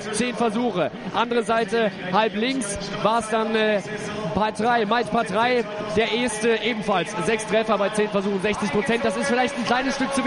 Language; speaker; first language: German; native; German